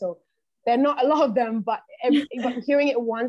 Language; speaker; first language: English; native; English